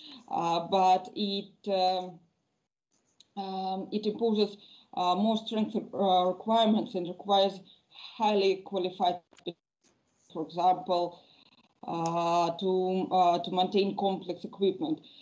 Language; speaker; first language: English; non-native, fluent; Russian